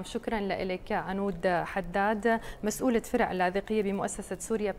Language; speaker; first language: Arabic; native; Arabic